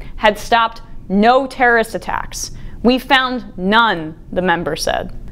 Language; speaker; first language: English; native; English